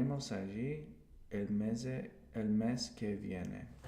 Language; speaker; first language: Spanish; non-native, learner; English